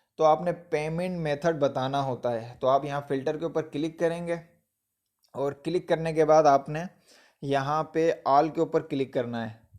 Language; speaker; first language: Hindi; non-native, local second language; Punjabi